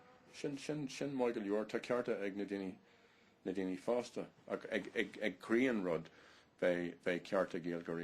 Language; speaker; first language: Irish; non-native, learner; English